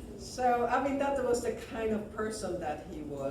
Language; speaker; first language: English; native; English